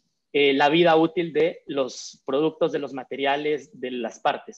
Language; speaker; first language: Spanish; native; Spanish